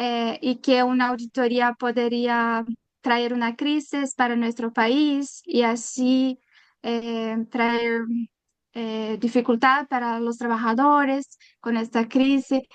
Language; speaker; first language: Spanish; non-native, learner; Portuguese